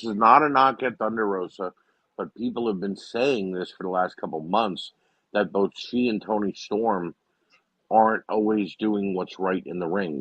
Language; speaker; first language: English; native; English